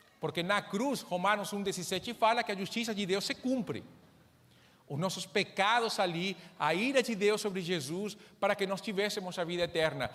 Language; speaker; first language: Portuguese; non-native, fluent; Spanish